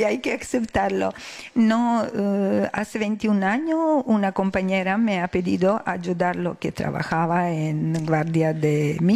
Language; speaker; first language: Spanish; non-native, learner; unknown